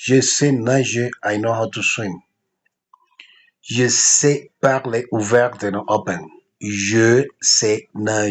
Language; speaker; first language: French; non-native, fluent; Spanish